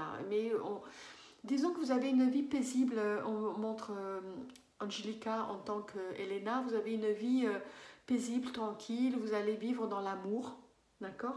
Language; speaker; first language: French; native; French